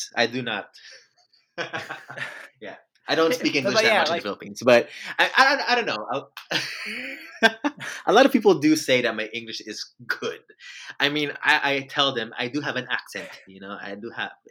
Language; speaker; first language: English; non-native, local second language; Filipino